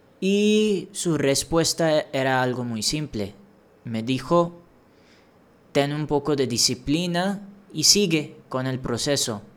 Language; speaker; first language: Spanish; non-native, fluent; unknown